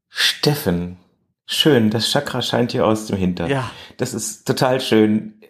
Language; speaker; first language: German; native; German